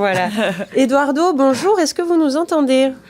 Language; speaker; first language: French; native; French